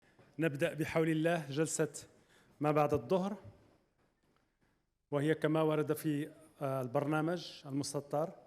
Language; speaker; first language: Arabic; native; Arabic